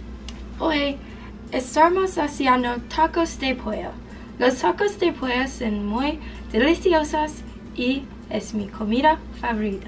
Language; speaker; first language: Spanish; non-native, learner; English